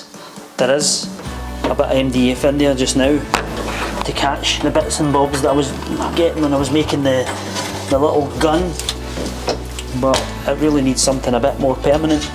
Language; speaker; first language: English; native; English